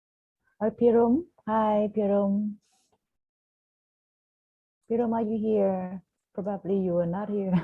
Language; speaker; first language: English; non-native, fluent; Khmer